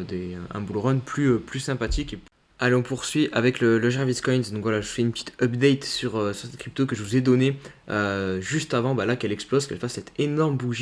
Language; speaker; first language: French; native; French